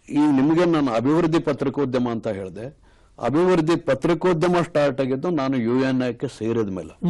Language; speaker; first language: Kannada; native; Kannada